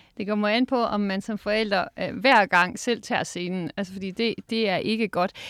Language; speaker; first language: Danish; native; Danish